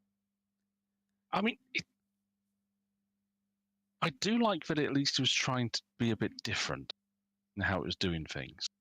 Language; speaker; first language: English; native; English